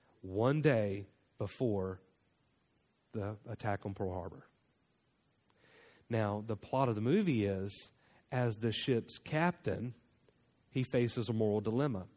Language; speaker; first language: English; native; English